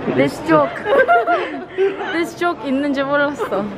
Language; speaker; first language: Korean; early bilingual, heritage; Korean